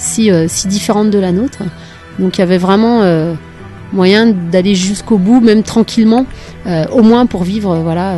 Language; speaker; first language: French; native; French